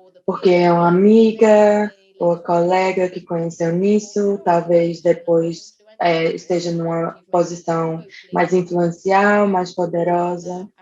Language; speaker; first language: Portuguese; non-native, fluent; English